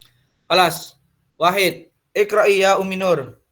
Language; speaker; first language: Arabic; non-native, fluent; Indonesian